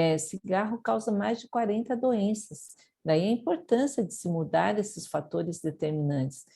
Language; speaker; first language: Portuguese; early bilingual, other home language; Japanese